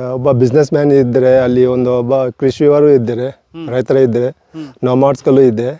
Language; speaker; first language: Kannada; non-native, local second language; Tibetan